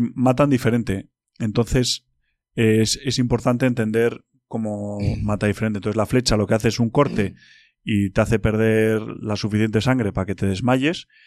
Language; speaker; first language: Spanish; native; Spanish